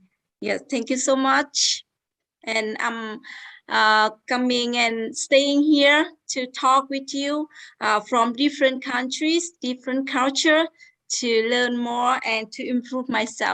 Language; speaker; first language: English; non-native, fluent; Vietnamese